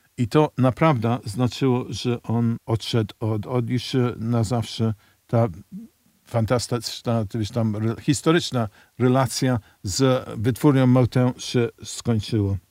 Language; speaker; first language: Polish; non-native, fluent; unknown